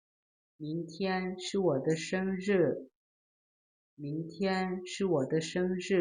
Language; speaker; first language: Chinese; non-native, learner; Lao